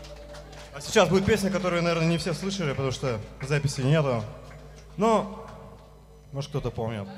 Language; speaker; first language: Russian; native; Russian